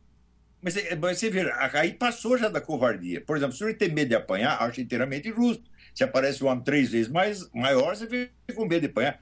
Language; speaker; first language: Portuguese; native; Portuguese